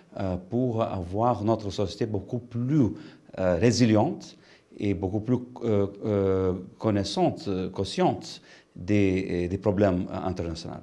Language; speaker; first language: French; non-native, fluent; Lithuanian